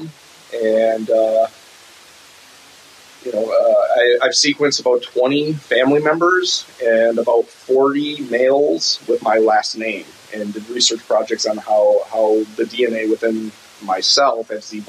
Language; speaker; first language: English; native; English